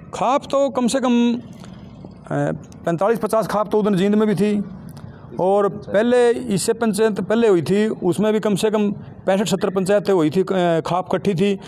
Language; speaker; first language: Hindi; native; Hindi